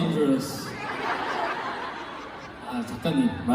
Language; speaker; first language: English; non-native, learner; Korean